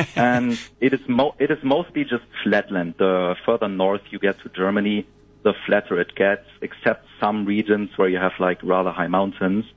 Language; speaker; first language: English; non-native, fluent; German